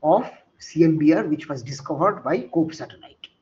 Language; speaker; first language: English; non-native, local second language; Bangla